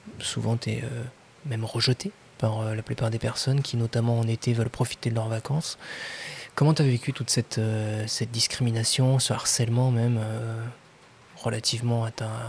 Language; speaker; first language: French; native; French